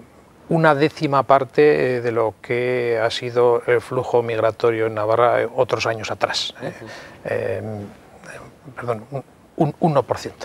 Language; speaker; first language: Spanish; native; Spanish